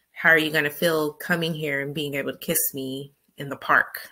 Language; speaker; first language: English; native; English